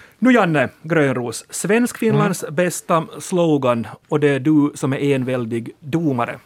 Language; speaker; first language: Swedish; native; Swedish